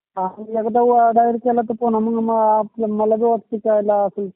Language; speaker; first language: Marathi; native; Marathi